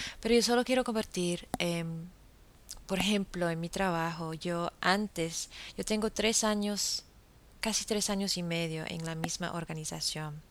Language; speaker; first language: Spanish; non-native, fluent; English